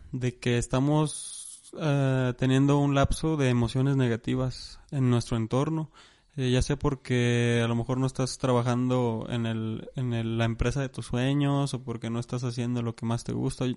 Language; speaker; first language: Spanish; native; Spanish